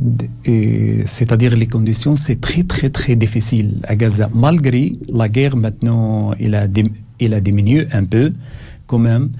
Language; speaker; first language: French; non-native, learner; Arabic